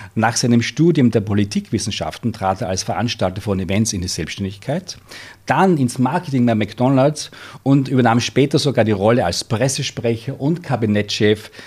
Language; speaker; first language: German; native; German